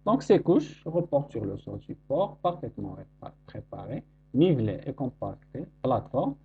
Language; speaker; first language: French; non-native, local second language; Arabic